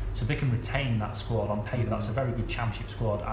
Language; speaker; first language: English; native; English